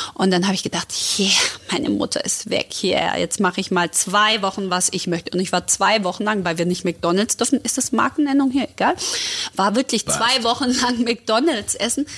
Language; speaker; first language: German; early bilingual, other home language; Croatian